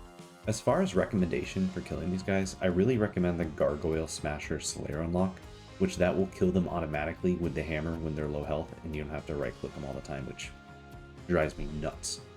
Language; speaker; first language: English; native; English